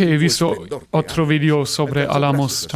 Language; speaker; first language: Spanish; non-native, fluent; German